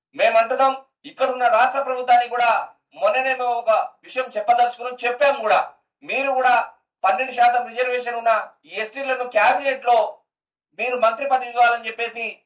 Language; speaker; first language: Telugu; native; Telugu